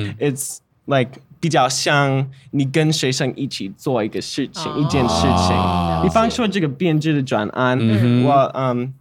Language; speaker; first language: Chinese; non-native, learner; English